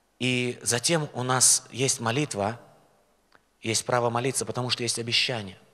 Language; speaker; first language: Russian; native; Russian